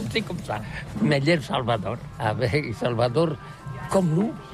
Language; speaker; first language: French; non-native, learner; Catalan